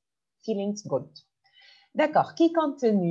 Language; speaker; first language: French; non-native, fluent; Arabic